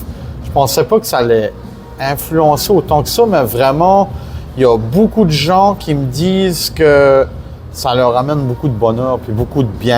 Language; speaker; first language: French; native; French